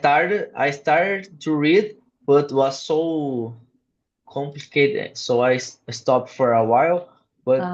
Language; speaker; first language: English; non-native, learner; Portuguese